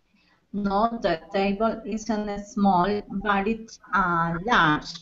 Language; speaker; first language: English; non-native, learner; Spanish